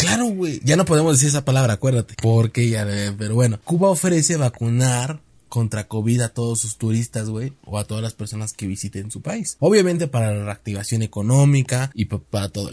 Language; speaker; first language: Spanish; native; Spanish